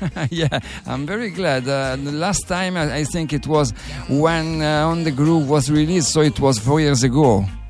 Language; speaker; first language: English; non-native, fluent; Italian